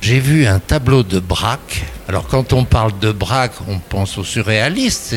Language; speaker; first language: French; native; French